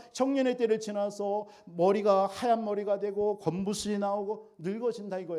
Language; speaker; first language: Korean; native; Korean